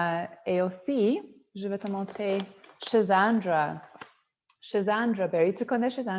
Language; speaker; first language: French; non-native, fluent; Polish